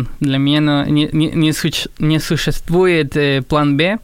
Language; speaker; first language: Russian; non-native, fluent; Spanish